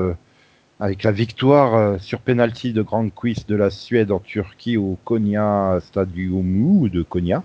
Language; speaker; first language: French; native; French